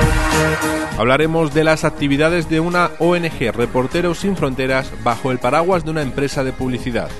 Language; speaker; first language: Spanish; native; Spanish